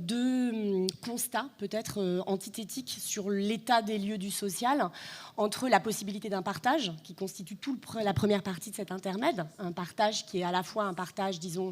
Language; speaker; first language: French; native; French